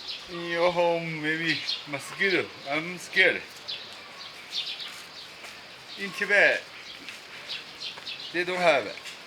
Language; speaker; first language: English; non-native, learner; Korean